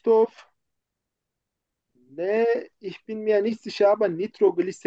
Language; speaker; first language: German; non-native, fluent; Turkish